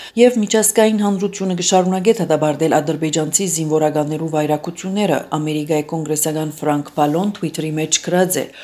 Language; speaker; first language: Armenian; native; Armenian